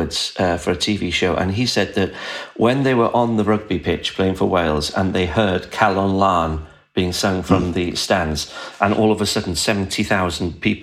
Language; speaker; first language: English; native; English